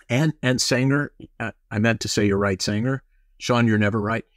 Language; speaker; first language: English; native; English